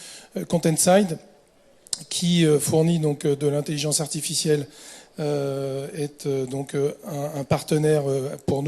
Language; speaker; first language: French; native; French